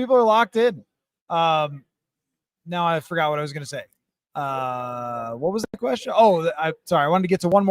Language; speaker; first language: English; native; English